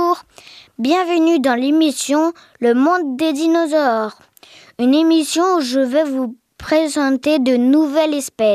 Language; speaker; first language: French; native; French